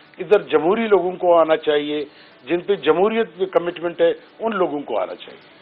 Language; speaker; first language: Urdu; non-native, local second language; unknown